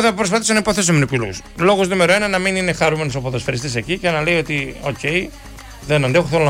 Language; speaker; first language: Greek; native; Greek